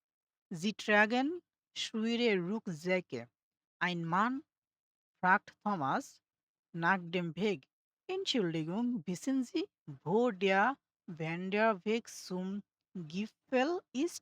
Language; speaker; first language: German; non-native, learner; Bangla